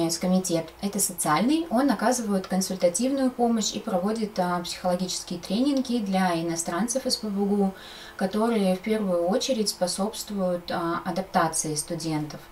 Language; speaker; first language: Russian; native; Russian